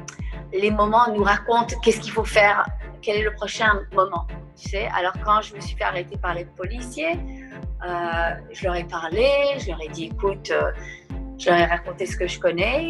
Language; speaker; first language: French; non-native, fluent; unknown